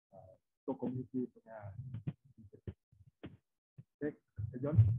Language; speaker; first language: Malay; non-native, local second language; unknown